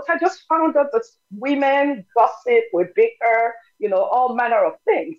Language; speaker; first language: English; non-native, local second language; Yoruba